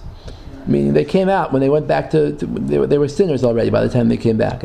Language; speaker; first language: English; native; English